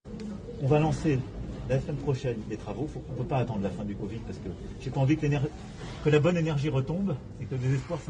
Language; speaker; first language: French; native; French